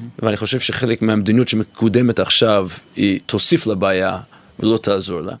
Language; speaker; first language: Hebrew; non-native, fluent; English